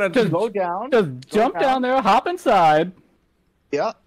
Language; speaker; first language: English; native; English